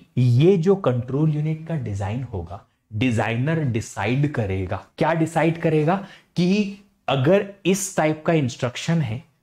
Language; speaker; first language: Hindi; native; Hindi